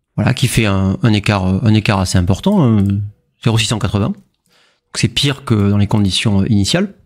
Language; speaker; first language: French; native; French